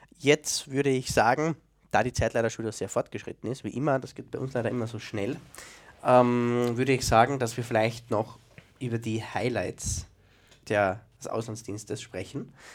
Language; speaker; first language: German; native; German